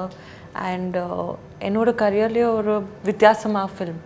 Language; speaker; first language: Tamil; non-native, learner; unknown